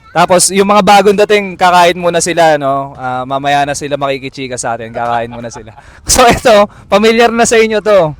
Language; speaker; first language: Filipino; native; Filipino